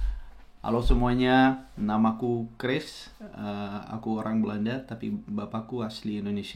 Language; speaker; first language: Indonesian; non-native, fluent; Dutch